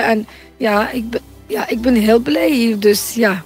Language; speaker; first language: Dutch; non-native, learner; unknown